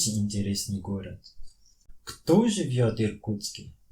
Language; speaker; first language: Russian; non-native, learner; French